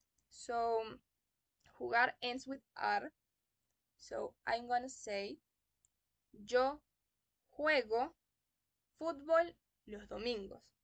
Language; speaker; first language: Spanish; native; Spanish